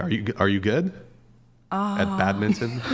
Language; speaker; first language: English; native; English